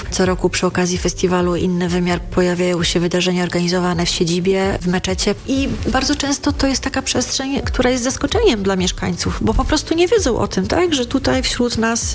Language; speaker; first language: Polish; native; Polish